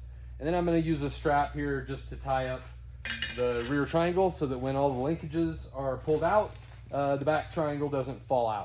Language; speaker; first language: English; native; English